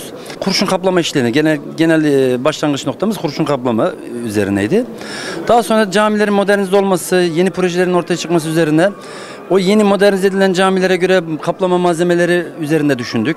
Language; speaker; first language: Turkish; native; Turkish